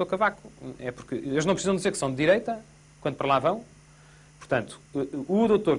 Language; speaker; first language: Portuguese; native; Portuguese